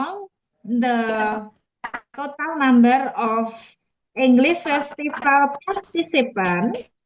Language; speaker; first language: English; non-native, fluent; Indonesian